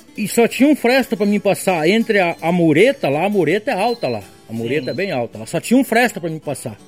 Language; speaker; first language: Portuguese; native; Portuguese